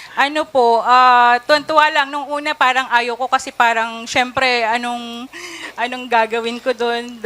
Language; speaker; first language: Filipino; native; Filipino